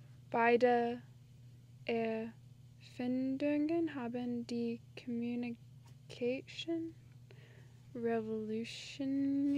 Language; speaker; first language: German; non-native, learner; English